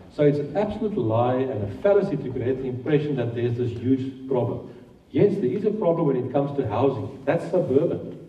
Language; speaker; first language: English; non-native, local second language; Afrikaans